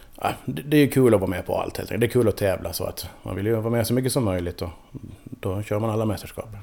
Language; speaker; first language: Swedish; native; Swedish